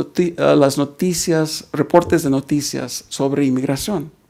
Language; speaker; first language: Spanish; early bilingual, heritage; Spanish